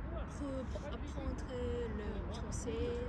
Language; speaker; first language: French; non-native, fluent; Korean